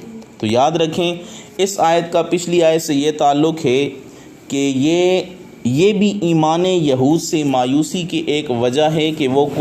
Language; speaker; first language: Urdu; native; Urdu